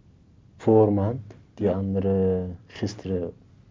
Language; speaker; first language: Dutch; non-native, learner; Turkish